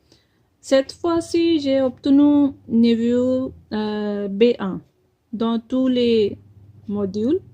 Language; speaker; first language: French; non-native, fluent; Punjabi